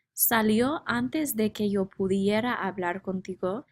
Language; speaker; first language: Spanish; non-native, fluent; English